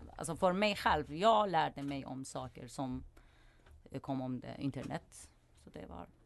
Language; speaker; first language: Swedish; non-native, fluent; Persian